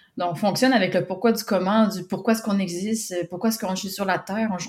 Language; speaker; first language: French; native; French